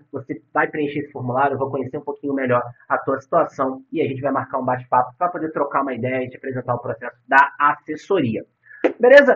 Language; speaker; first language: Portuguese; native; Portuguese